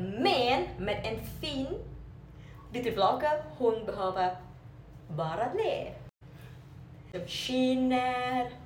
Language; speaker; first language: Swedish; non-native, learner; Vietnamese